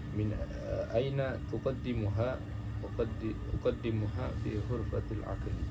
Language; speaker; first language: Arabic; non-native, learner; Indonesian